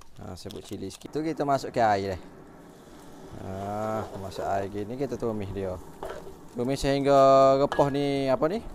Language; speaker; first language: Malay; native; Malay